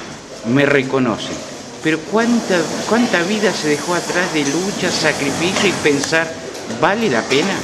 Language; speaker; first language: Spanish; native; Spanish